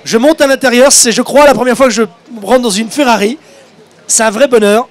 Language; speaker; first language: French; native; French